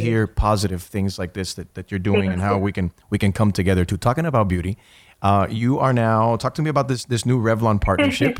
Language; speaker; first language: English; early bilingual, other home language; Spanish